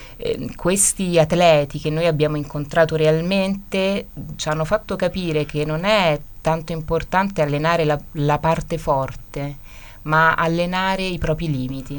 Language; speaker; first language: Italian; native; Italian